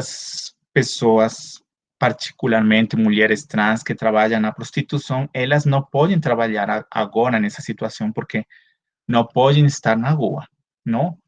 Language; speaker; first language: Portuguese; non-native, fluent; Spanish